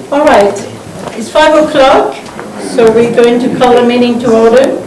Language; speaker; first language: English; non-native, fluent; French